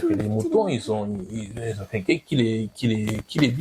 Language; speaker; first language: French; non-native, fluent; Kinyarwanda